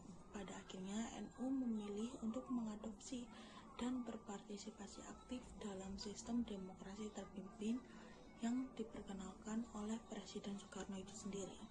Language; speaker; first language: Indonesian; native; Indonesian